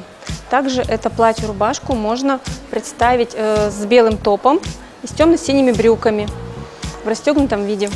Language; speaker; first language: Russian; native; Russian